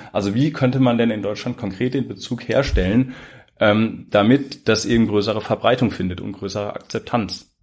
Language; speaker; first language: German; native; German